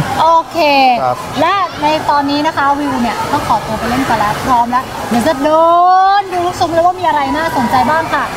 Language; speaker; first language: Thai; native; Thai